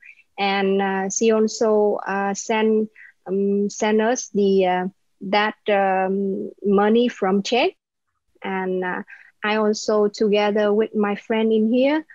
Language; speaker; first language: English; non-native, learner; Vietnamese